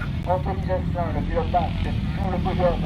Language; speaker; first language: French; native; French